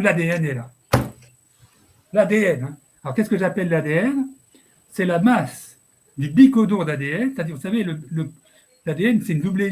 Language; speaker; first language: French; native; French